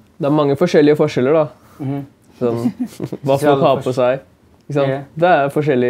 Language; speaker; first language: Norwegian; native; Norwegian